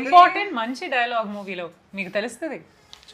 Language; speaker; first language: Telugu; non-native, fluent; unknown